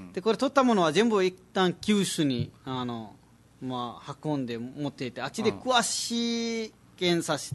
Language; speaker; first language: Japanese; non-native, fluent; Nepali